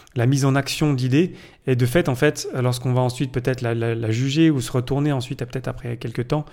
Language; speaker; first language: French; native; French